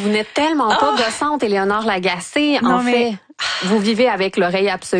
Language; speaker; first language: French; native; French